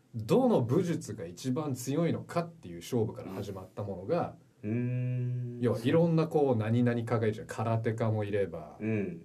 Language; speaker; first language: Japanese; early bilingual, heritage; Japanese